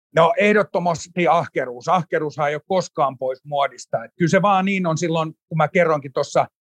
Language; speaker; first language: Finnish; native; Finnish